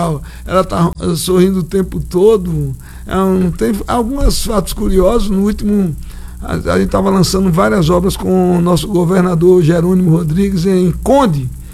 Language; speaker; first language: Portuguese; native; Portuguese